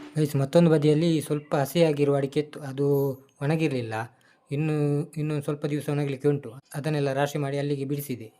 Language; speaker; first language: Kannada; non-native, local second language; Tulu